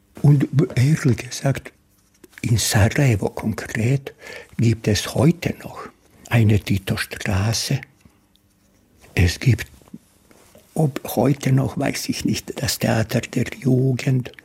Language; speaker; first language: German; non-native, fluent; Bosnian